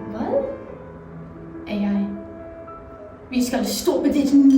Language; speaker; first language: Danish; non-native, learner; Icelandic